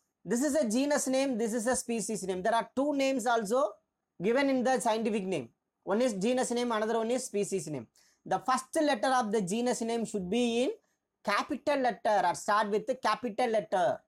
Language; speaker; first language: English; non-native, local second language; Tamil